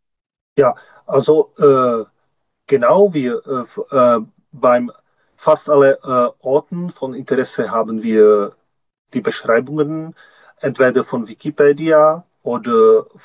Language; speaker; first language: German; non-native, learner; Czech